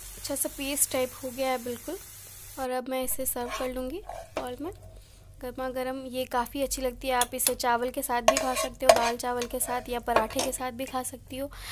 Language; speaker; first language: Hindi; non-native, local second language; Bangla